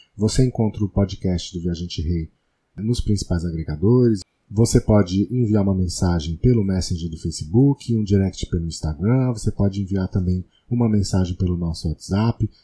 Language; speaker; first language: Portuguese; native; Portuguese